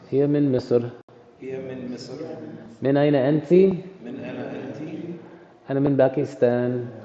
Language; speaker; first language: Arabic; non-native, fluent; English